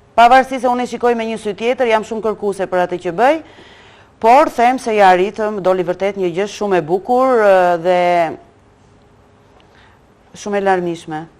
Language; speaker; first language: Albanian; native; Albanian